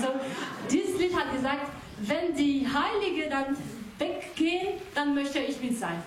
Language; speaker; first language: German; non-native, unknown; French